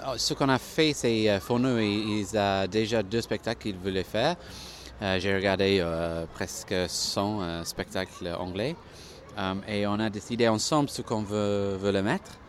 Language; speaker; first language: French; non-native, fluent; English